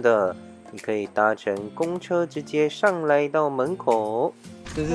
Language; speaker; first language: Chinese; native; Chinese